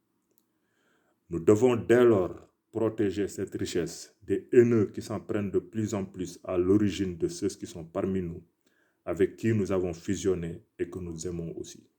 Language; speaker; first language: French; non-native, local second language; Wolof